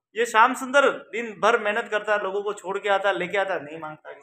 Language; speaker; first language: Hindi; native; Hindi